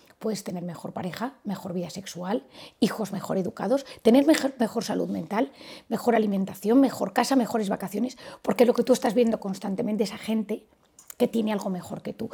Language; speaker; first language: Spanish; native; Spanish